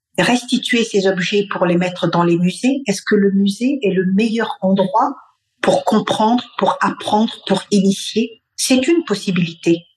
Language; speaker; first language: French; non-native, local second language; Bambara